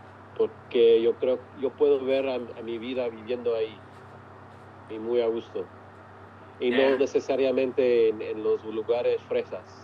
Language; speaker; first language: Spanish; early bilingual, heritage; English